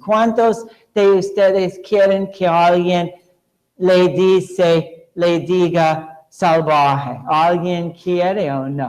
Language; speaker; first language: Spanish; non-native, fluent; English